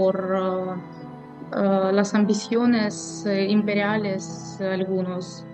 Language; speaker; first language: Spanish; non-native, fluent; Ukrainian